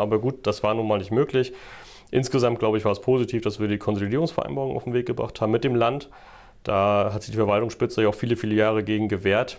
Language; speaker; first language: German; native; German